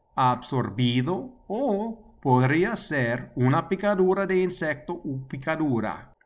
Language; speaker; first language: Spanish; non-native, learner; English